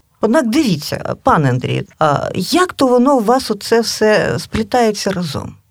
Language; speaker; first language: Ukrainian; native; Ukrainian